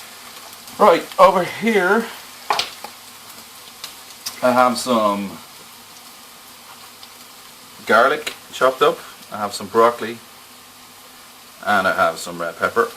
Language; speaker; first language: English; native; English